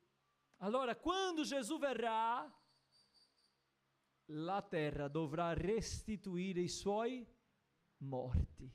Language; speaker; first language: Italian; non-native, fluent; Portuguese